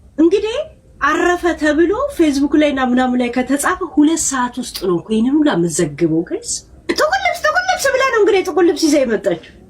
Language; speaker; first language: Amharic; native; Amharic